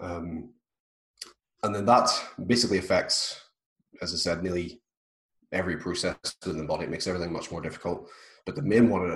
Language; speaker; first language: English; native; English